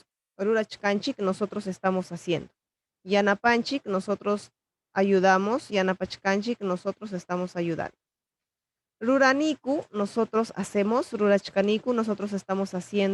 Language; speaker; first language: Spanish; non-native, local second language; Quechua